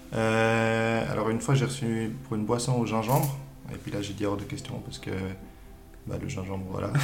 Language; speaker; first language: French; native; French